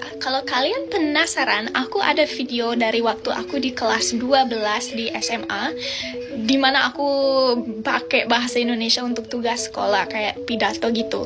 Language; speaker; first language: Indonesian; non-native, fluent; English